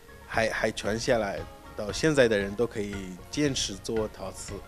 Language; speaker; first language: Chinese; non-native, fluent; Arabic